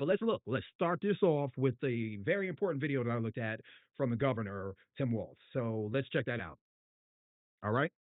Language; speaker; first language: English; native; English